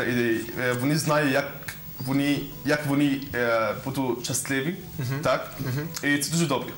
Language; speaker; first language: Ukrainian; non-native, learner; Arabic